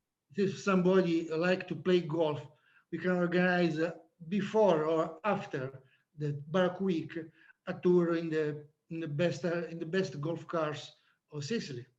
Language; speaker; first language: English; non-native, learner; Italian